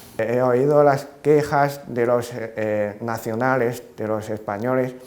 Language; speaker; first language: Spanish; non-native, fluent; Chinese